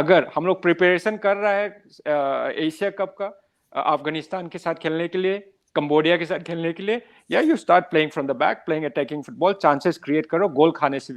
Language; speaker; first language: Hindi; non-native, local second language; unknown